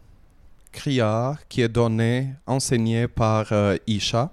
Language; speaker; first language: French; native; French